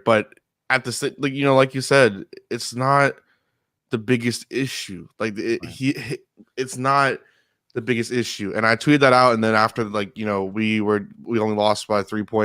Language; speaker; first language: English; native; English